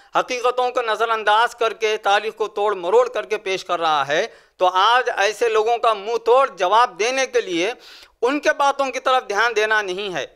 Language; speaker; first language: Urdu; native; Urdu